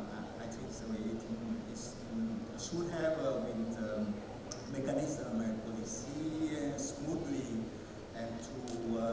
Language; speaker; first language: English; non-native, learner; Vietnamese